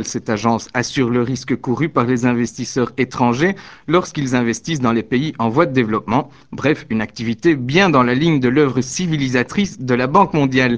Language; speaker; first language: French; native; French